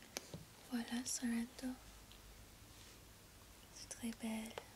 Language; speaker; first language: French; non-native, learner; English